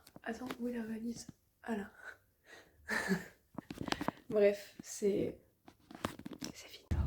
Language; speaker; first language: French; native; French